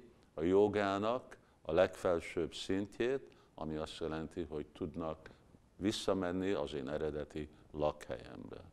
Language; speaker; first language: Hungarian; early bilingual, heritage; Hungarian